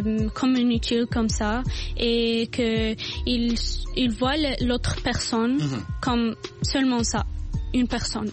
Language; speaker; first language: French; non-native, local second language; Arabic